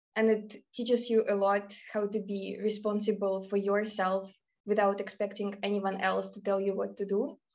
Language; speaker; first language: English; non-native, fluent; Russian